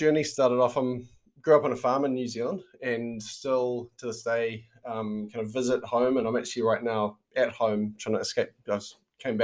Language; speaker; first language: English; native; English